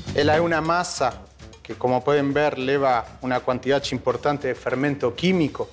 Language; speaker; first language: Portuguese; non-native, fluent; Spanish